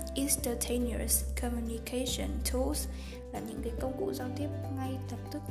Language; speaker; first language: English; non-native, fluent; Vietnamese